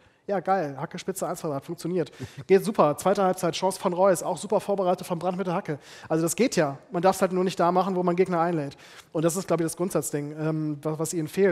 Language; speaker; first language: German; native; German